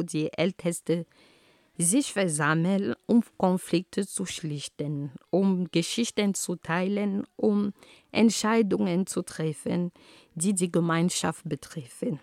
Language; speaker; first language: German; non-native, fluent; Ghomala